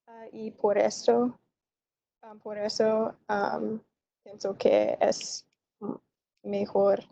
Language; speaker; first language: Spanish; non-native, learner; English